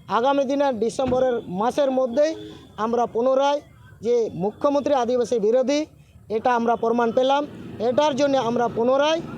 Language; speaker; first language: Bangla; non-native, local second language; Santali